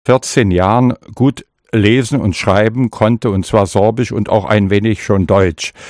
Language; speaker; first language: German; non-native, local second language; Upper Sorbian